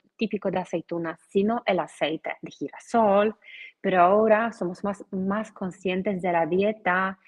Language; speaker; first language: Spanish; non-native, fluent; Polish